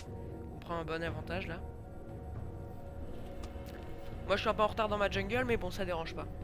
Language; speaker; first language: French; native; French